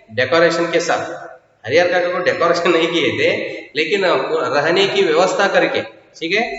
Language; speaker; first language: Hindi; non-native, local second language; Kannada